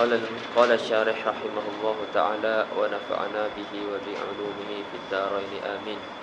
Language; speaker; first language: Arabic; non-native, fluent; Malay